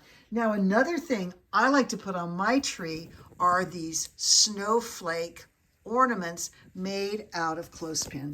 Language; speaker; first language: English; native; English